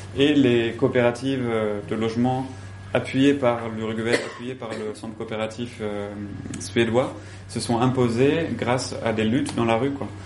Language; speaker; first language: French; native; French